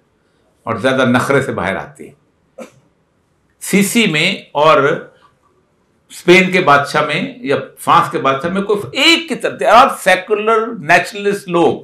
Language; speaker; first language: Urdu; native; Urdu